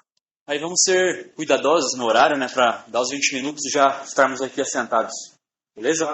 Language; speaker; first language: Portuguese; native; Portuguese